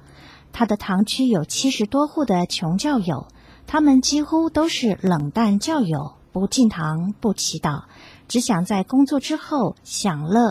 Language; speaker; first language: Chinese; native; Chinese